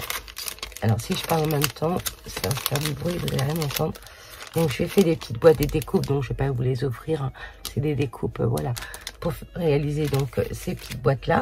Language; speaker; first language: French; native; French